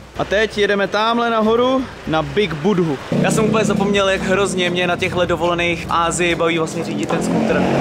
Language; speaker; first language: Czech; early bilingual, other home language; Vietnamese